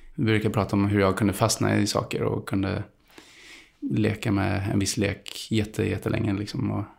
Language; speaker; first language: Swedish; early bilingual, other home language; Spanish